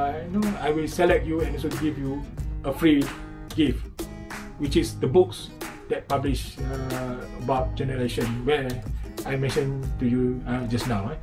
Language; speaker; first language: English; non-native, local second language; Malay